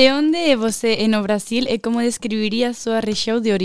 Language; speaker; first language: Portuguese; non-native, learner; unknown